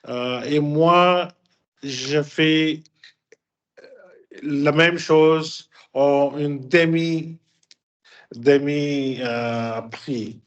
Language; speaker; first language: French; non-native, fluent; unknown